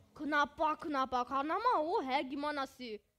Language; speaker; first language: Indonesian; non-native, learner; German